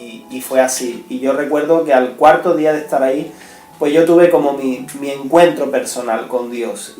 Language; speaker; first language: Spanish; native; Spanish